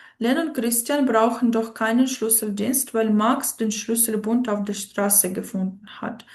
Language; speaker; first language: German; non-native, fluent; Ukrainian